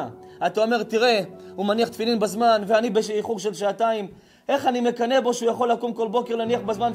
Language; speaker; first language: Hebrew; native; Hebrew